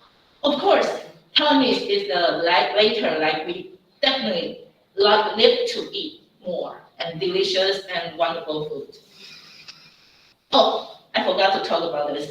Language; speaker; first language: English; non-native, fluent; Chinese